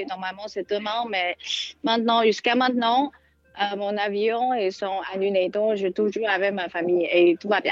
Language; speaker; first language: French; non-native, fluent; Chinese